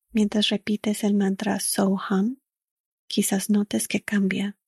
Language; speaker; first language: Spanish; early bilingual, other home language; English